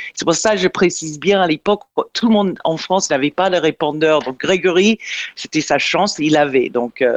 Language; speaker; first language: French; non-native, fluent; English